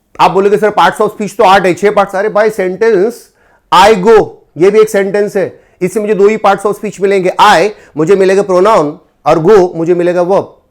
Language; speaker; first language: Hindi; non-native, local second language; Marathi